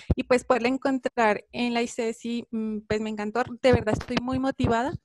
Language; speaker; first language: Spanish; native; Spanish